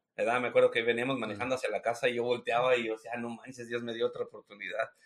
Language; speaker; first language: Spanish; native; Spanish